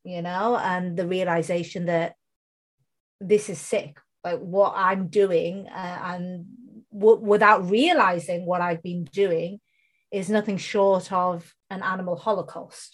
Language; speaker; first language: English; non-native, local second language; Bangla